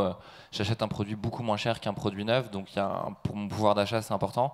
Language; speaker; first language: French; native; French